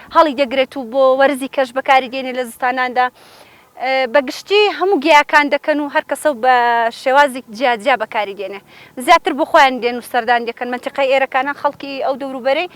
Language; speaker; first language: Central Kurdish; native; Central Kurdish